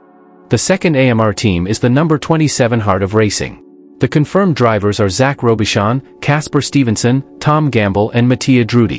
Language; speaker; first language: English; non-native, fluent; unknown